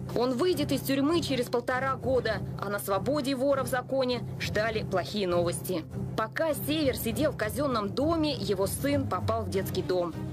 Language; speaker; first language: Russian; native; Russian